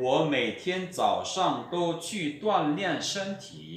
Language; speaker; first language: Chinese; non-native, fluent; Lao